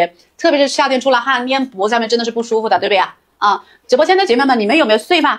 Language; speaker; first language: Chinese; native; Chinese